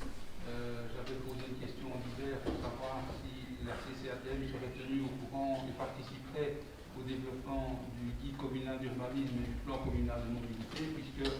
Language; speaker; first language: French; native; French